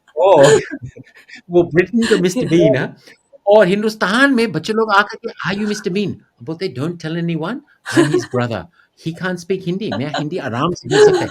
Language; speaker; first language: Hindi; non-native, fluent; English